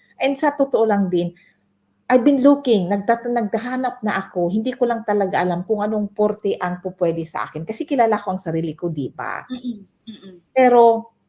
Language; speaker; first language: Filipino; non-native, local second language; Bikol